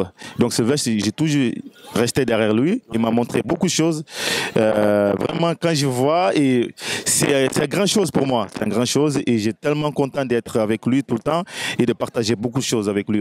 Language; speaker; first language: French; non-native, fluent; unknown